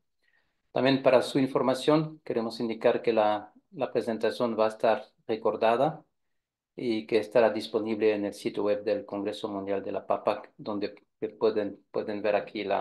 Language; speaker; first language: Spanish; non-native, fluent; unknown